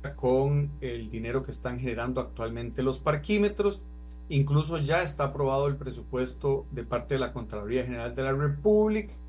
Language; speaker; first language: Spanish; native; Spanish